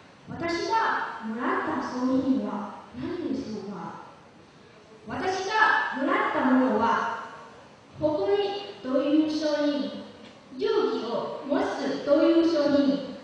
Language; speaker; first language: Japanese; non-native, learner; Lao